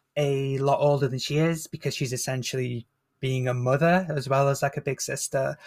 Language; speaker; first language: English; native; English